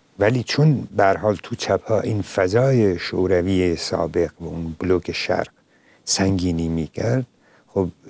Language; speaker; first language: Persian; non-native, local second language; Central Kurdish